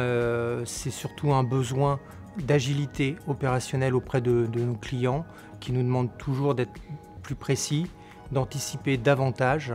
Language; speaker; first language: French; native; French